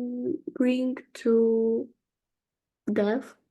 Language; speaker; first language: English; non-native, learner; Russian